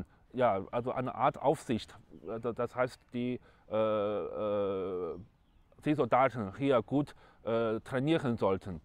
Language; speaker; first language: German; non-native, fluent; Chinese